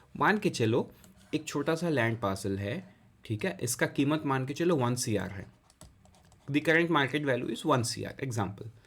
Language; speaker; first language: Hindi; non-native, local second language; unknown